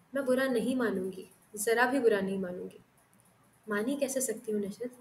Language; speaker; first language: Hindi; non-native, local second language; Marathi